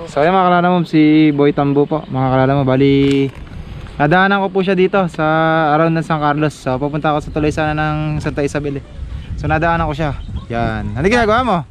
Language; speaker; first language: Filipino; native; Filipino